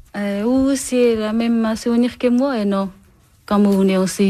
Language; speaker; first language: French; non-native, learner; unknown